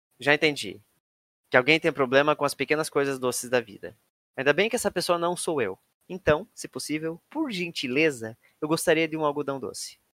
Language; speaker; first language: Portuguese; native; Portuguese